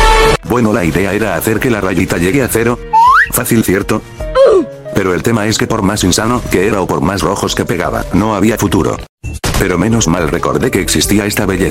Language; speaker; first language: Spanish; native; Spanish